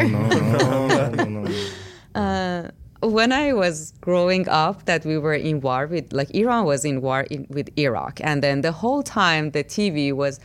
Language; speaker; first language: English; non-native, fluent; Persian